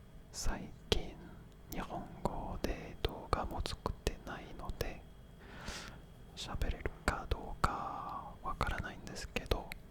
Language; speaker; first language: Japanese; non-native, fluent; French